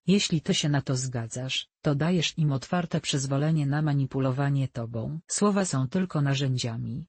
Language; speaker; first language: Polish; native; Polish